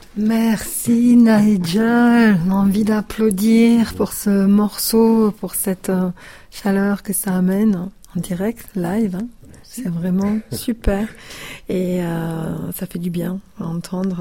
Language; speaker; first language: French; native; French